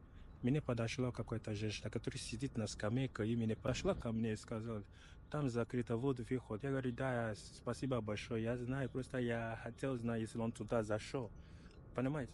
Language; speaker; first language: Russian; non-native, learner; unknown